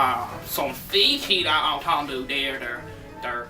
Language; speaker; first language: French; non-native, learner; English